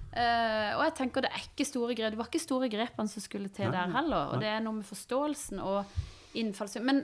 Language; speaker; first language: Norwegian; non-native, fluent; Persian